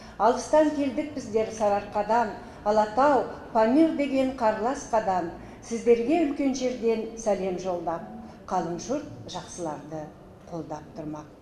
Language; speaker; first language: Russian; non-native, local second language; Kazakh